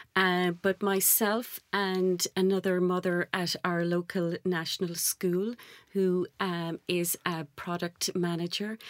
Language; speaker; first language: English; native; English